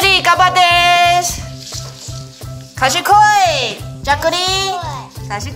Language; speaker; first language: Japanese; non-native, learner; Chinese